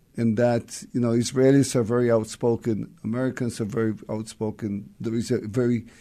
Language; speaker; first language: English; non-native, fluent; Russian